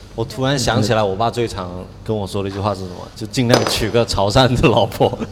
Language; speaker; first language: Chinese; non-native, local second language; Min Nan Chinese